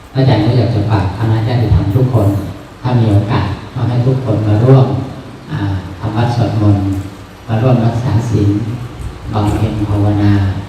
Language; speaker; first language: Thai; native; Thai